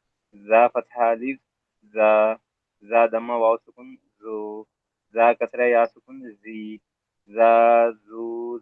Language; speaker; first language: Arabic; non-native, learner; Telugu